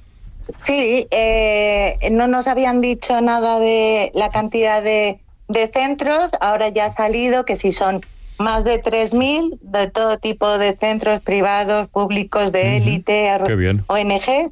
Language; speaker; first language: Spanish; native; Spanish